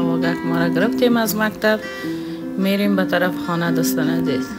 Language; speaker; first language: Persian; native; Persian